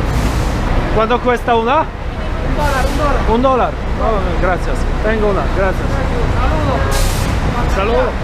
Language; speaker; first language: Spanish; non-native, learner; Polish